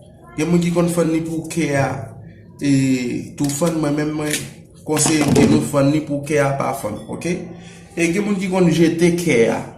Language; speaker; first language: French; non-native, local second language; Haitian Creole